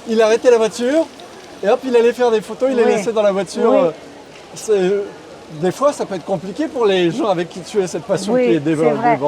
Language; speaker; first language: French; native; French